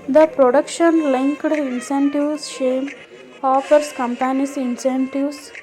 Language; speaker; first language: English; non-native, local second language; Kannada